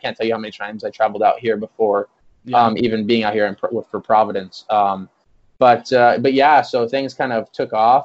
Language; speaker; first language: English; native; English